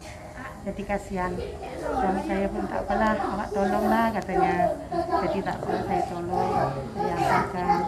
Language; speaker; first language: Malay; non-native, local second language; Javanese